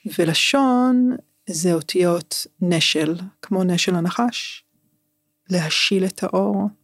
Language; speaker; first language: Hebrew; native; Hebrew